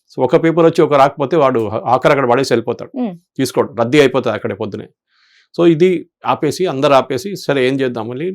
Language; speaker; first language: Telugu; non-native, local second language; Malayalam